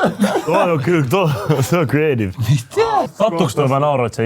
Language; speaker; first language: Finnish; native; Finnish